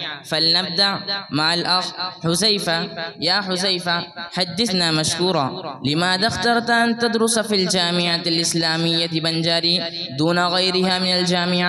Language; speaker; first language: Arabic; non-native, learner; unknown